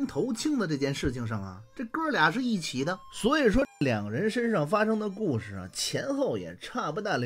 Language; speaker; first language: Chinese; native; Chinese